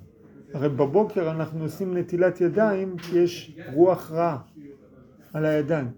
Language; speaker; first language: Hebrew; non-native, fluent; English